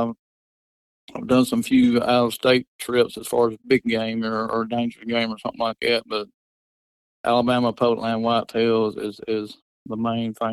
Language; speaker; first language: English; native; English